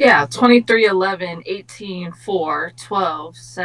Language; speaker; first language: English; native; English